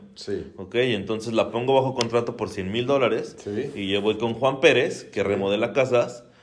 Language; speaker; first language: Spanish; native; Spanish